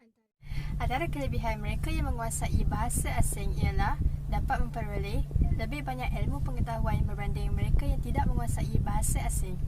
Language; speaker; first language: Malay; native; Malay